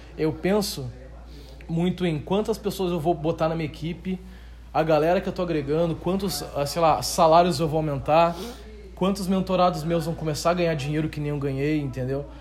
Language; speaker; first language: Portuguese; native; Portuguese